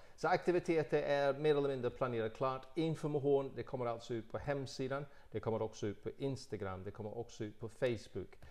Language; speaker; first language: Swedish; non-native, fluent; English